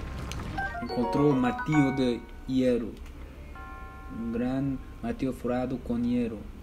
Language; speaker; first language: Spanish; non-native, learner; English